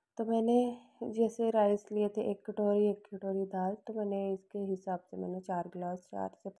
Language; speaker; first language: Hindi; non-native, local second language; Punjabi